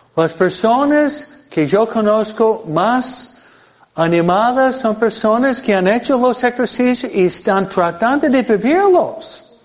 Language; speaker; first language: Spanish; non-native, fluent; English